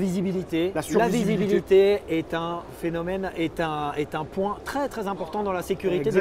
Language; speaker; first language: French; native; French